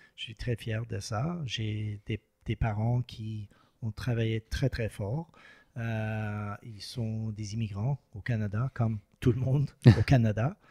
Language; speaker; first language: French; non-native, local second language; English